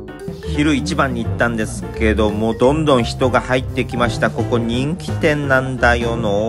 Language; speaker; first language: Japanese; native; Japanese